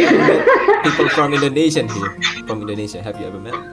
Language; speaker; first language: English; non-native, learner; Indonesian